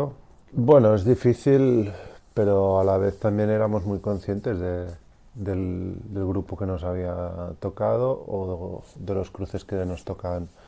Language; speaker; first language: Spanish; native; Spanish